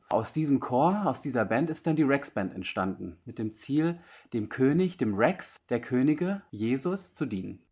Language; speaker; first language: German; native; German